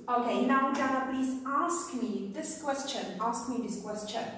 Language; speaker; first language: English; non-native, fluent; Czech